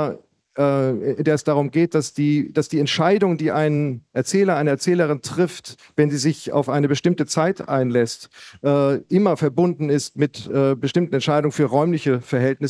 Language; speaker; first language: German; native; German